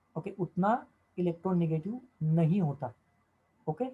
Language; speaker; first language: Hindi; non-native, local second language; Marathi